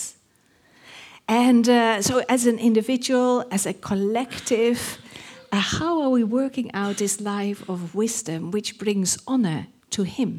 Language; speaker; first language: English; non-native, fluent; Dutch